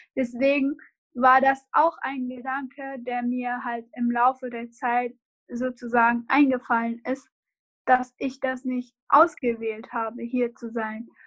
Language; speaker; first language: German; non-native, fluent; Arabic